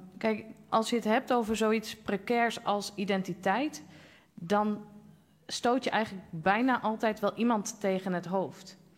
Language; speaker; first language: Dutch; native; Dutch